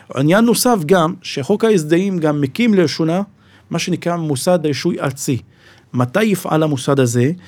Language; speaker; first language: Hebrew; non-native, local second language; Arabic